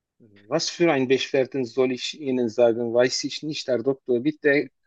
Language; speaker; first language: German; non-native, learner; Turkish